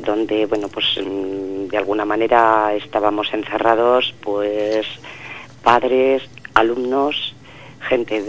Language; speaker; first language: Spanish; native; Spanish